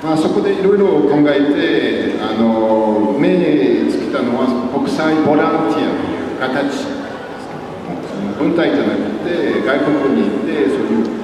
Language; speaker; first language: Japanese; non-native, fluent; French